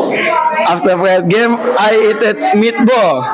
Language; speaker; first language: English; non-native, learner; Indonesian